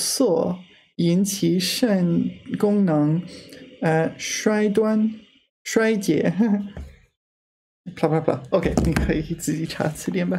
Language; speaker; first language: Chinese; non-native, learner; English